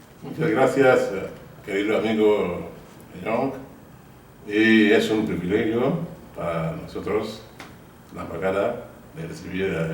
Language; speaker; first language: Spanish; non-native, fluent; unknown